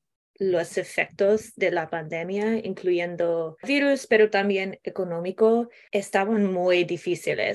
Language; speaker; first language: Spanish; non-native, learner; English